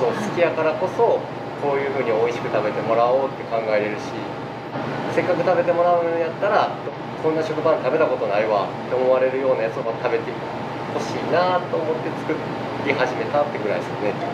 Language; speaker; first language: Japanese; native; Japanese